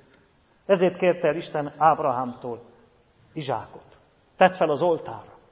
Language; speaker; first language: Hungarian; native; Hungarian